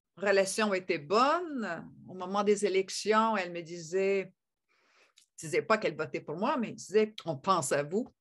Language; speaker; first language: French; native; French